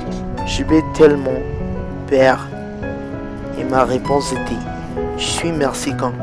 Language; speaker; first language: French; non-native, learner; Spanish